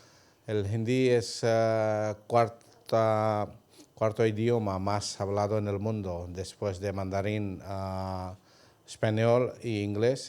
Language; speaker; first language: Spanish; non-native, fluent; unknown